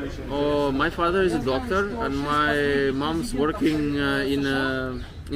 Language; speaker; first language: English; non-native, learner; Russian